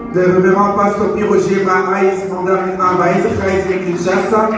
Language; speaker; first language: Dutch; non-native, learner; Lingala